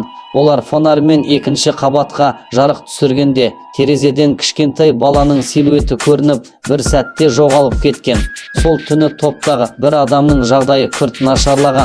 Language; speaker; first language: Kazakh; native; Kazakh